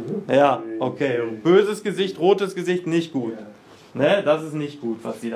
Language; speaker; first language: German; non-native, fluent; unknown